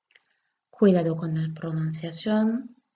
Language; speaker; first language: Spanish; non-native, fluent; French